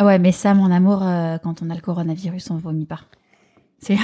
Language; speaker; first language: French; native; French